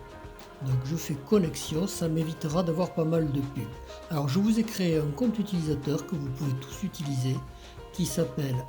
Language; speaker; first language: French; native; French